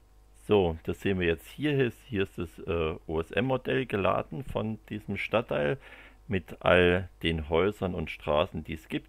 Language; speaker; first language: German; native; German